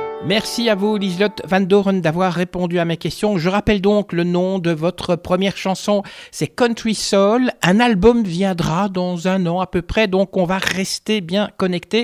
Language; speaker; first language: French; native; French